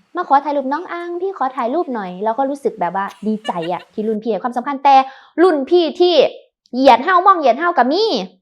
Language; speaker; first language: Thai; native; Thai